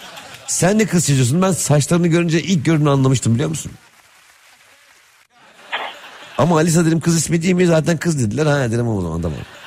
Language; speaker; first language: Turkish; native; Turkish